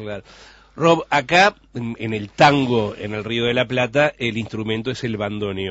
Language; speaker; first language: Spanish; native; Spanish